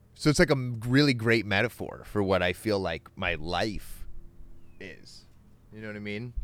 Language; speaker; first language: English; native; English